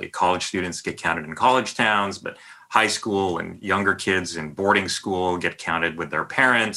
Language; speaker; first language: English; native; English